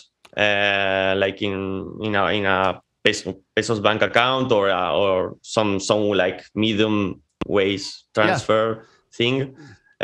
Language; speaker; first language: English; non-native, fluent; Spanish